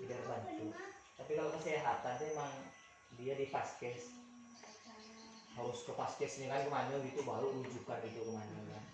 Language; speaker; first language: Malay; native; Malay